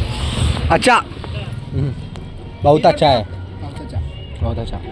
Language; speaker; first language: Hindi; non-native, local second language; Malayalam